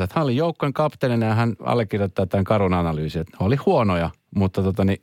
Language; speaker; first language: Finnish; early bilingual, other home language; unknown